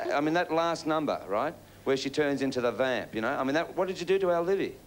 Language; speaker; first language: English; native; English